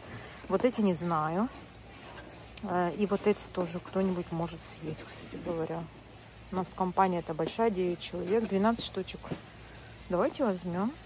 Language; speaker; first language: Russian; native; Russian